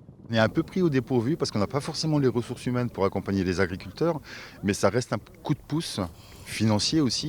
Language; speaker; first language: French; native; French